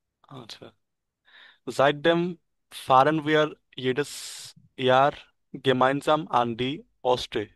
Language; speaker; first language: German; non-native, learner; Bangla